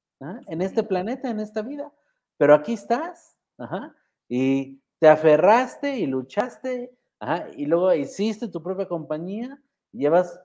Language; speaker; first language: Spanish; native; Spanish